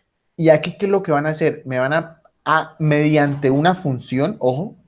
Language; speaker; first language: Spanish; native; Spanish